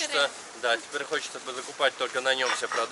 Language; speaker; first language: Russian; native; Russian